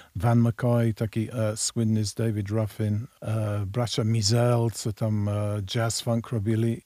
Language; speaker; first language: Polish; early bilingual, heritage; Polish